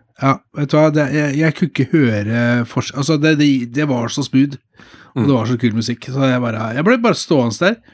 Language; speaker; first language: Norwegian; native; Norwegian